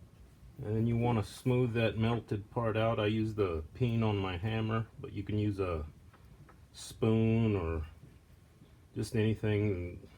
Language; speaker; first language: English; native; English